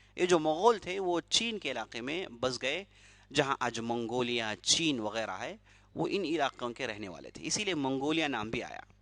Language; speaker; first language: Urdu; native; Urdu